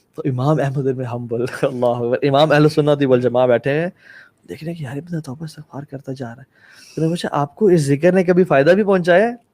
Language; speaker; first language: Urdu; native; Urdu